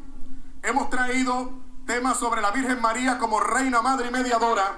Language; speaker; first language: Spanish; native; Spanish